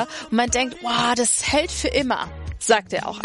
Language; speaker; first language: German; native; German